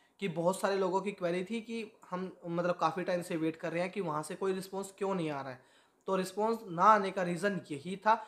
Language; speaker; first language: Hindi; native; Hindi